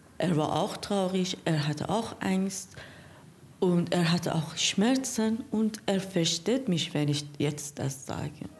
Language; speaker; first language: German; non-native, learner; Persian